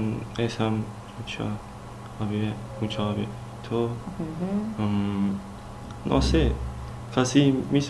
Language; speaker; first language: Spanish; non-native, learner; Turkish